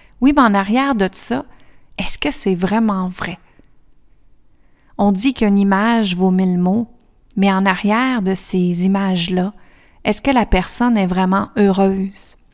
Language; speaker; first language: French; native; French